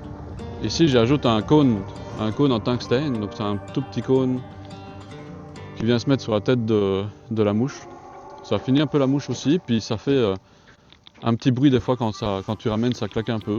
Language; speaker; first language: French; native; French